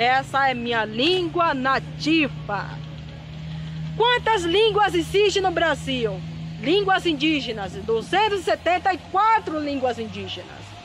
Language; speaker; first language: Portuguese; non-native, local second language; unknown